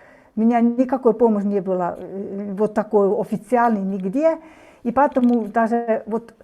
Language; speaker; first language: Russian; non-native, fluent; Finnish